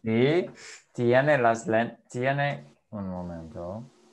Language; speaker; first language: Spanish; non-native, fluent; English